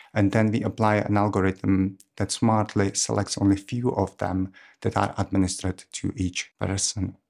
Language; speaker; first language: English; non-native, fluent; Czech